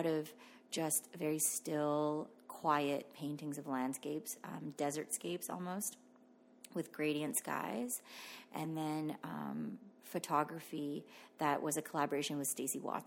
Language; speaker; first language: English; non-native, fluent; Filipino